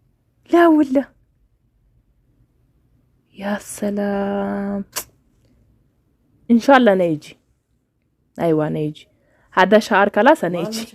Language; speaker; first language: Arabic; non-native, learner; Amharic